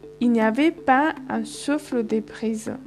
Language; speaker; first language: French; non-native, fluent; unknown